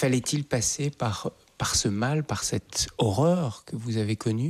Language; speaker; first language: French; native; French